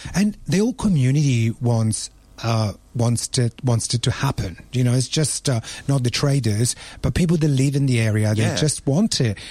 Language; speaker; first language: English; non-native, fluent; Italian